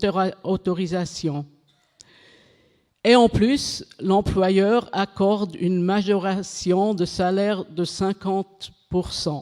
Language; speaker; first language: French; non-native, local second language; German